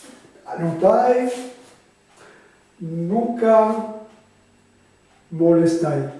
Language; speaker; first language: Spanish; non-native, fluent; French